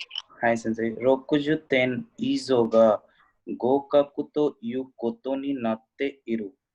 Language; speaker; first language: Japanese; non-native, learner; Hindi